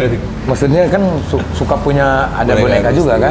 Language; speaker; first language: Indonesian; native; Indonesian